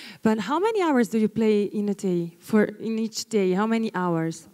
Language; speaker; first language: English; non-native, fluent; Italian